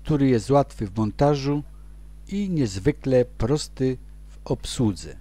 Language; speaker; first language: Polish; native; Polish